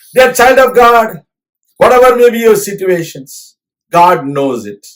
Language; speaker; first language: English; non-native, local second language; Tamil